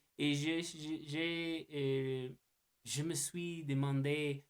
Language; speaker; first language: French; non-native, learner; English